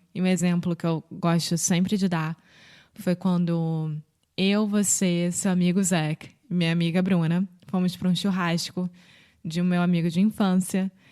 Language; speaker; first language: Portuguese; native; Portuguese